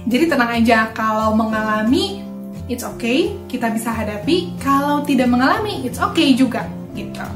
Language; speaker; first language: Indonesian; native; Indonesian